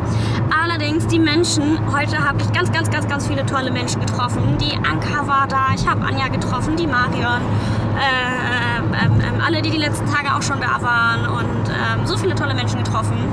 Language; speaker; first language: German; native; German